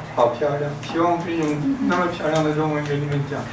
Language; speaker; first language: Chinese; non-native, fluent; French